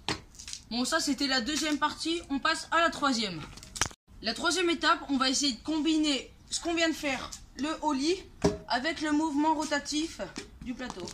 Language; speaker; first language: French; native; French